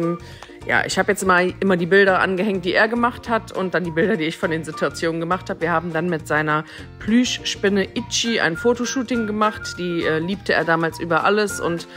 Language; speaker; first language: German; native; German